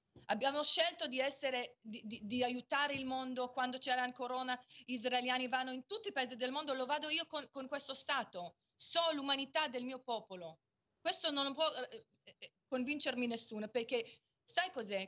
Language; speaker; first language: Italian; non-native, fluent; Hebrew